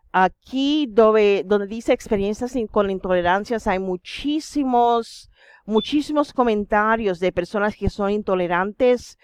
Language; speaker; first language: Spanish; non-native, fluent; English